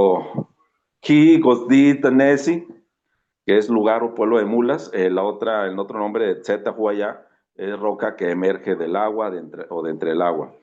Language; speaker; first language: Spanish; native; Spanish